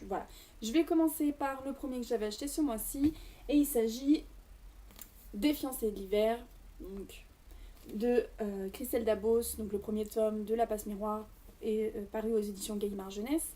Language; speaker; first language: French; native; French